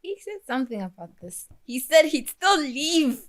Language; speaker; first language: English; non-native, local second language; Swati